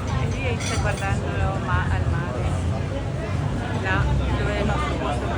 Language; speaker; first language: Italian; non-native, fluent; Filipino